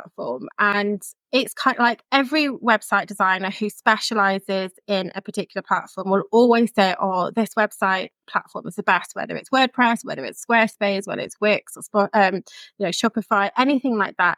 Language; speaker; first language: English; native; English